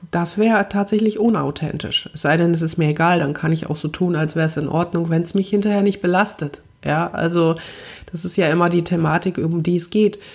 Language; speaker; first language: German; native; German